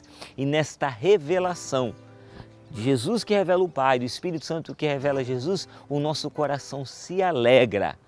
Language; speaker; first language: Portuguese; native; Portuguese